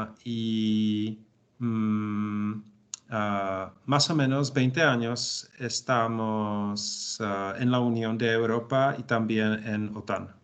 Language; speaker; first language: Spanish; non-native, learner; Czech